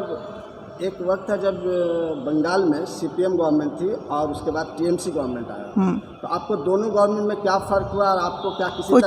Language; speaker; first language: Hindi; native; Hindi